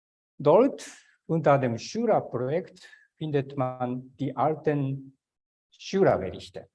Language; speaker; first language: German; non-native, fluent; Japanese